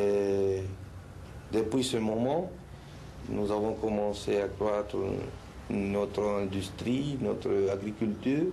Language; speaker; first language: French; non-native, fluent; Spanish